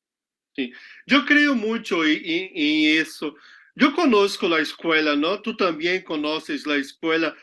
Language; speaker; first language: Spanish; non-native, learner; Portuguese